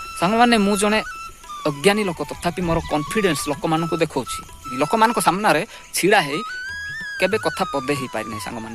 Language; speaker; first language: Odia; non-native, local second language; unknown